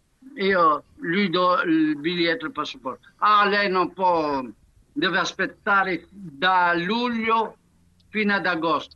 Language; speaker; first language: Italian; non-native, fluent; Arabic